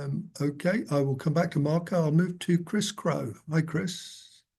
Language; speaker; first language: English; native; English